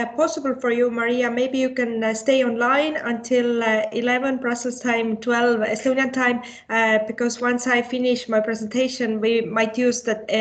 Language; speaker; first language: English; non-native, fluent; Estonian